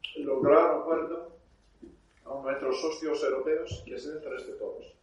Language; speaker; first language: Spanish; non-native, fluent; English